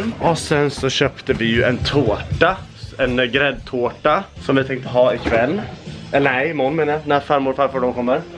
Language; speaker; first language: Swedish; native; Swedish